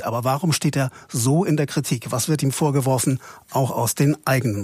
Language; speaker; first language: German; native; German